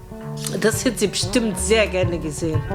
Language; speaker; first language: German; non-native, fluent; Arabic